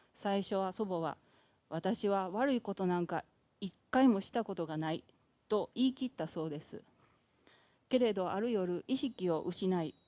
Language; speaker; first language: Japanese; native; Japanese